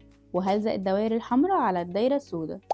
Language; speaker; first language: Arabic; native; Arabic